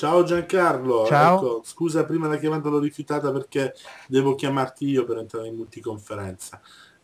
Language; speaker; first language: Italian; native; Italian